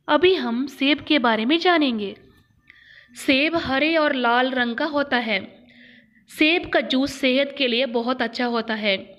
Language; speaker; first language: Hindi; non-native, local second language; Kannada